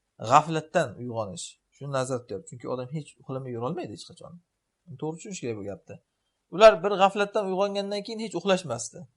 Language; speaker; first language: Uzbek; native; Uzbek